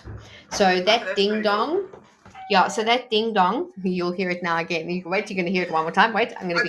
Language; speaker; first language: English; native; English